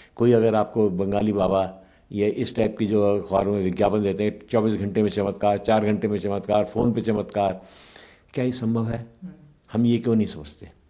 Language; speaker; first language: Hindi; native; Hindi